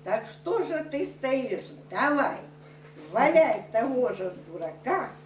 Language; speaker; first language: Russian; non-native, local second language; Ukrainian